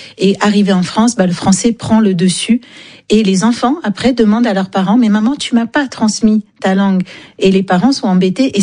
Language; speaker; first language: French; native; French